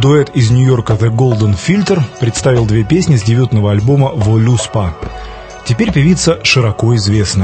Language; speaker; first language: Russian; native; Russian